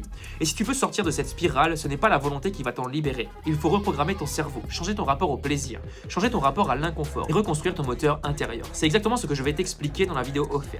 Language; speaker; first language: French; native; French